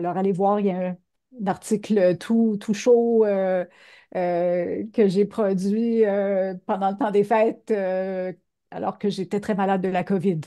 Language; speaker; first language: French; native; French